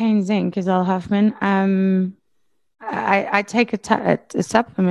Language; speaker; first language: English; native; English